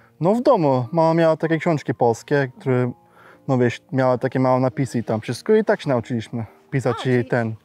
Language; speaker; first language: Polish; early bilingual, heritage; Polish